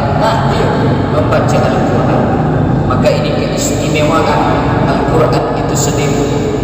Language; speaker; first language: Malay; non-native, local second language; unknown